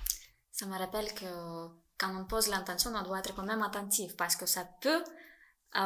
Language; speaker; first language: French; non-native, fluent; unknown